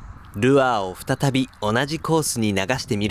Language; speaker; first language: Japanese; native; Japanese